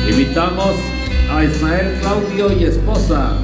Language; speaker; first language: Spanish; native; Spanish